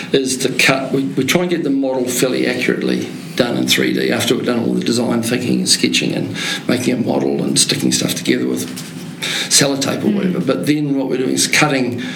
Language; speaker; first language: English; native; English